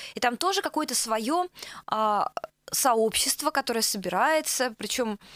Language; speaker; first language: Russian; native; Russian